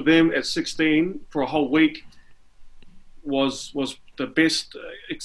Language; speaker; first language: English; native; English